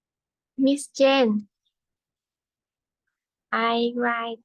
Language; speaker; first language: English; non-native, learner; Vietnamese